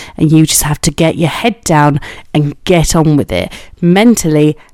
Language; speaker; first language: English; native; English